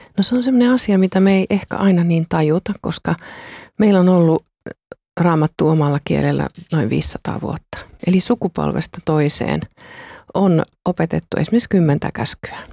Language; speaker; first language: Finnish; native; Finnish